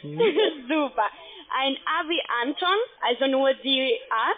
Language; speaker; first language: German; non-native, learner; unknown